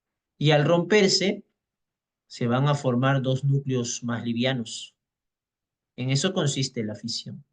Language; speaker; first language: Spanish; native; Spanish